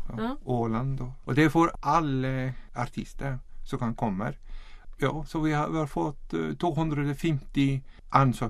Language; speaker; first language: Swedish; non-native, learner; Icelandic